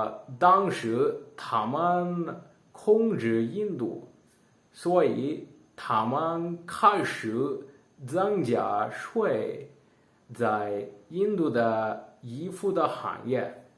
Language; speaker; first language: Chinese; non-native, learner; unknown